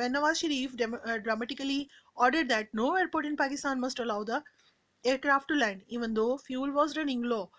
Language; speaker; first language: English; non-native, local second language; Urdu